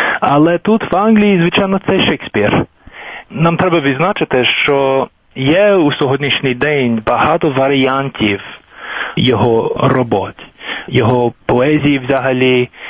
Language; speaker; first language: Ukrainian; non-native, fluent; English